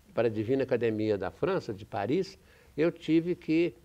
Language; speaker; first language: Portuguese; native; Portuguese